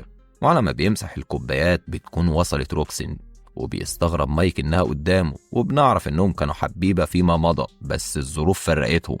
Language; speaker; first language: Arabic; native; Arabic